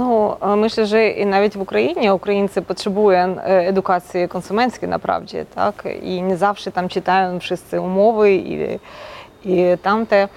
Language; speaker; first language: Polish; non-native, local second language; Ukrainian